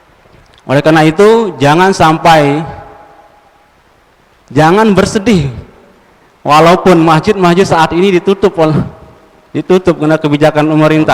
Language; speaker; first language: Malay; non-native, local second language; Sasak